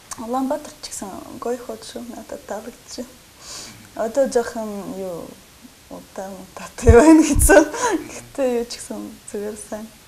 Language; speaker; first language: Mongolian; non-native, learner; Russian